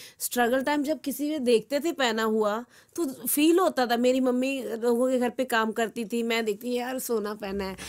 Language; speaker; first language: Hindi; non-native, local second language; Punjabi